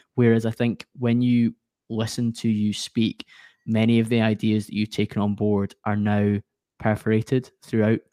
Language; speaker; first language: English; native; English